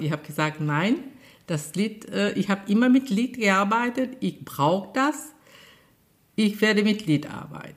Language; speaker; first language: German; non-native, fluent; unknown